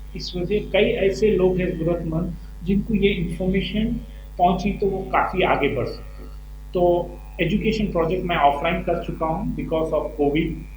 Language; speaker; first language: Hindi; non-native, local second language; Urdu